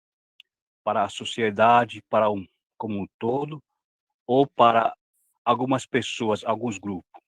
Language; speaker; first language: Portuguese; non-native, local second language; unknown